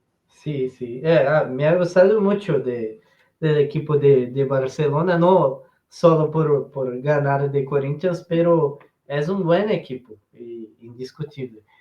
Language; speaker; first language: Spanish; non-native, learner; Portuguese